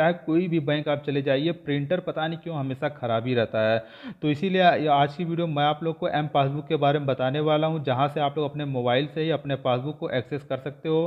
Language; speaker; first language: Hindi; native; Hindi